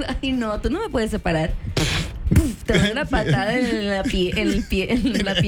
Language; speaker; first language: Spanish; native; Spanish